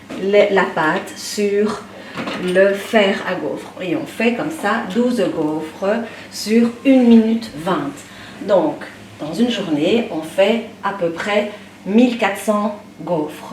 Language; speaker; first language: French; native; French